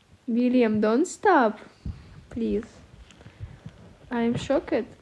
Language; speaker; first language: English; non-native, learner; Russian